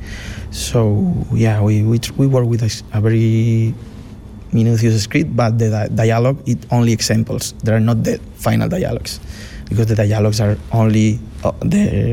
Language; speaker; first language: English; non-native, fluent; Spanish